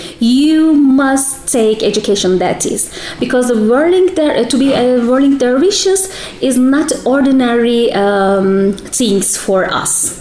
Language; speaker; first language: English; non-native, fluent; Turkish